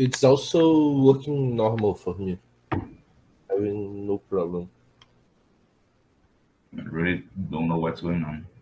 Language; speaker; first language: English; non-native, fluent; Portuguese